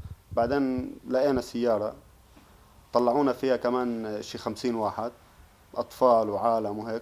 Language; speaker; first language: Arabic; native; Arabic